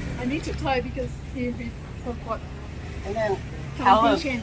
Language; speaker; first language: English; non-native, learner; Japanese